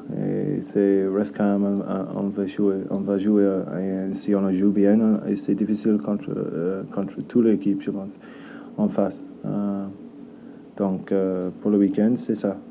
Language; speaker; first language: French; non-native, learner; English